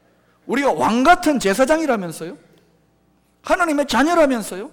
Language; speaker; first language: Korean; native; Korean